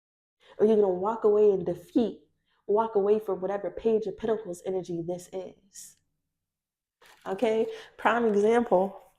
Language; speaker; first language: English; native; English